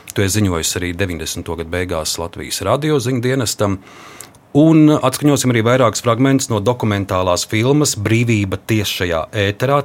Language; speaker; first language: Latvian; native; Latvian